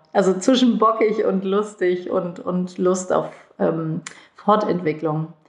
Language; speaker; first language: German; early bilingual, other home language; Turkish